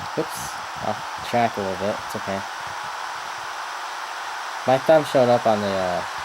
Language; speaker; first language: English; native; English